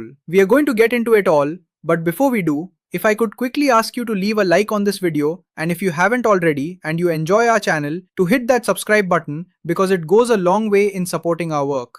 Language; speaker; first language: English; native; English